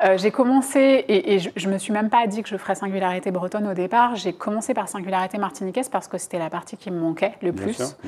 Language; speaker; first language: French; native; French